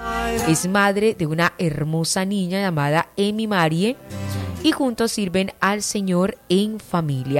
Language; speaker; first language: Spanish; native; Spanish